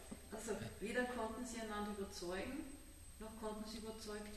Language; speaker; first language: German; native; German